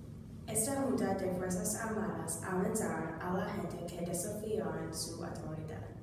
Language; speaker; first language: Spanish; non-native, learner; English